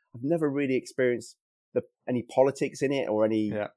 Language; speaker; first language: English; native; English